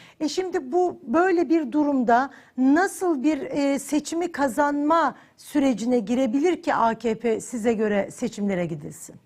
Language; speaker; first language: Turkish; native; Turkish